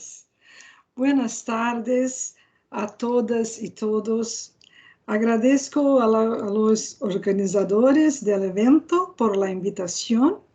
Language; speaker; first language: Spanish; non-native, fluent; Portuguese